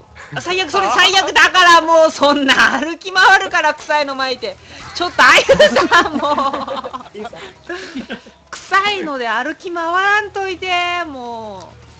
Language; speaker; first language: Japanese; native; Japanese